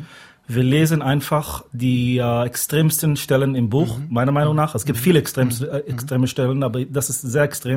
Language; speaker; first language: German; non-native, fluent; Hebrew